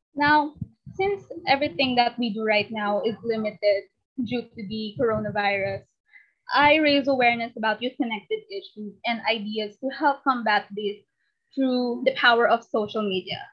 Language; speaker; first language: English; non-native, local second language; Filipino